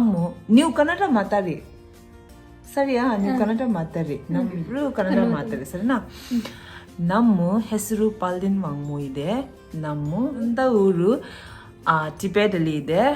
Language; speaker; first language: Kannada; non-native, local second language; Tibetan